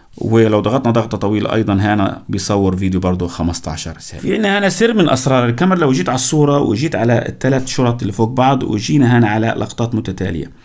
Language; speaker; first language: Arabic; native; Arabic